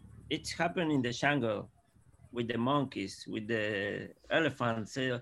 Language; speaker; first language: English; non-native, learner; Spanish